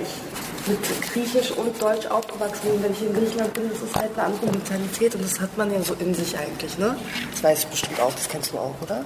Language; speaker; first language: German; early bilingual, other home language; Greek